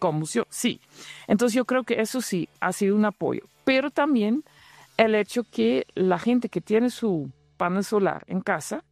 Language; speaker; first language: Spanish; non-native, fluent; Dutch